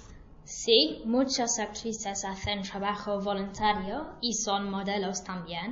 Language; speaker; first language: Spanish; non-native, learner; English